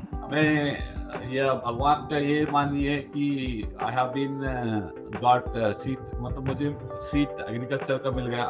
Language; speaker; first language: Hindi; non-native, local second language; Kannada